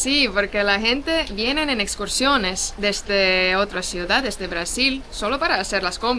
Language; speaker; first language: Spanish; non-native, fluent; Portuguese